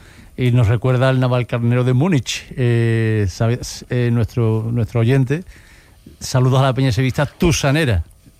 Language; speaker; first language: Spanish; native; Spanish